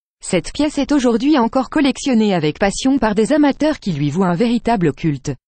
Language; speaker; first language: French; native; French